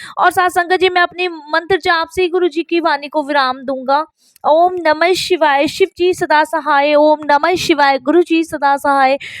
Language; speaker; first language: Hindi; native; Hindi